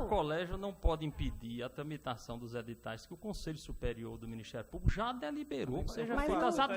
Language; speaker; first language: Portuguese; native; Portuguese